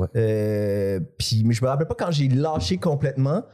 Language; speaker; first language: French; non-native, fluent; Greek